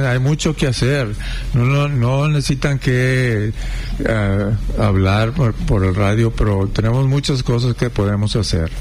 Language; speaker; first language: Spanish; early bilingual, heritage; Spanish